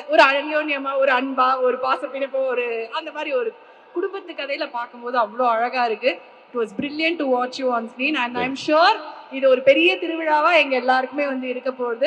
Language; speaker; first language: Tamil; native; Tamil